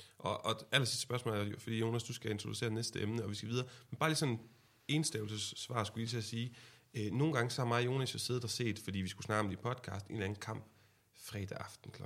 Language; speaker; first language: Danish; native; Danish